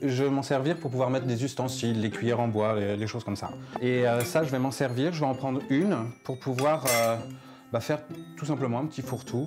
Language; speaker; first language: French; native; French